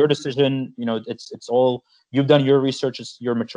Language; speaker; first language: English; native; English